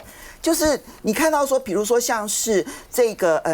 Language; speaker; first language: Chinese; native; Chinese